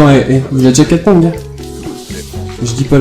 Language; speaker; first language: French; native; French